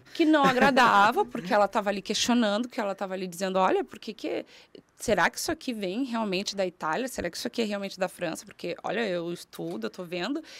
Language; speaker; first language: Portuguese; native; Portuguese